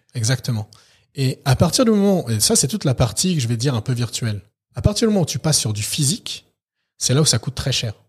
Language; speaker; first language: French; native; French